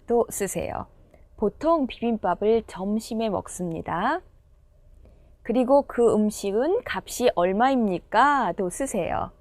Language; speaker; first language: Korean; non-native, fluent; Indonesian